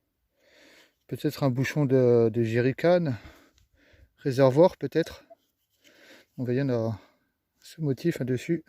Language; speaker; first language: French; native; French